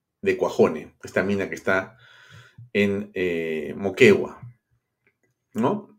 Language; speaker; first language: Spanish; native; Spanish